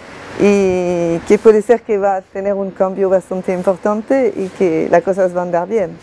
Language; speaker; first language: Spanish; non-native, fluent; French